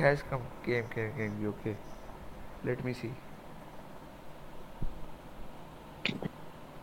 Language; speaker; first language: English; non-native, local second language; Hindi